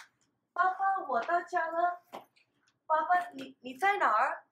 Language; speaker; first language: Chinese; non-native, learner; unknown